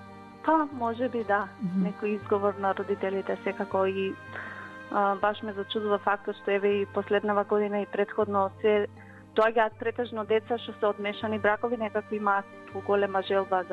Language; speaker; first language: Macedonian; native; Macedonian